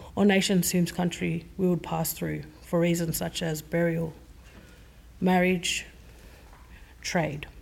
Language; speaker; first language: English; native; English